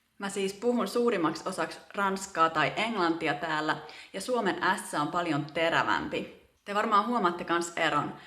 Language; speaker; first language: Finnish; native; Finnish